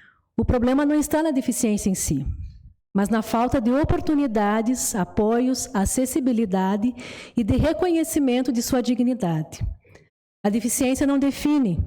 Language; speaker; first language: Portuguese; native; Portuguese